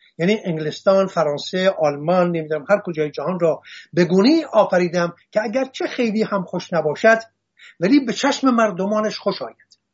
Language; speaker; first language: Persian; non-native, local second language; Assyrian Neo-Aramaic